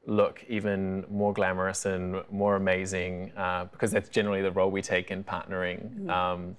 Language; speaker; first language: English; native; English